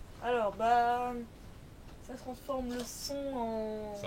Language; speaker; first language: French; native; French